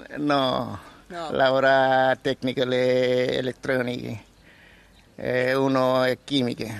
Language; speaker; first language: Italian; non-native, learner; Bangla